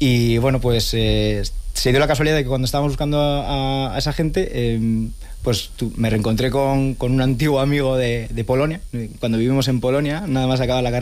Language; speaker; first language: Spanish; native; Spanish